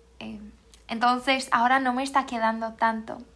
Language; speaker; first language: Spanish; non-native, fluent; Swedish